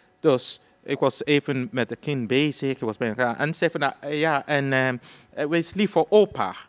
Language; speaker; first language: Dutch; non-native, fluent; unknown